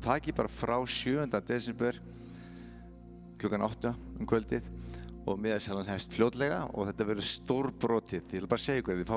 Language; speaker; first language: Icelandic; native; Icelandic